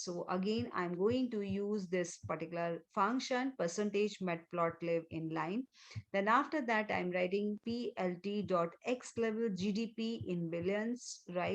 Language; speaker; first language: English; non-native, local second language; Hindi